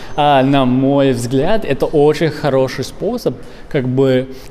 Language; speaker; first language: Russian; non-native, learner; English